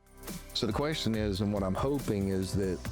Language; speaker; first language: English; native; English